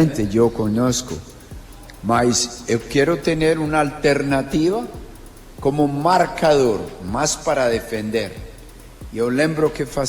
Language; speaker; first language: Portuguese; non-native, fluent; Spanish